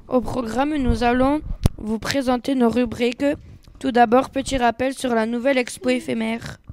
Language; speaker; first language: French; native; French